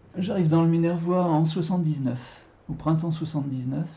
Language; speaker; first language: French; native; French